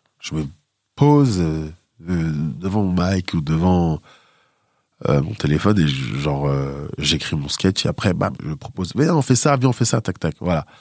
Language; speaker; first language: French; native; French